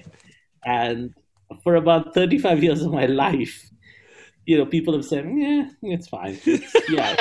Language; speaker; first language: English; non-native, local second language; Bangla